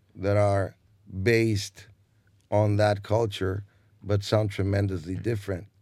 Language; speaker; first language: English; non-native, fluent; Spanish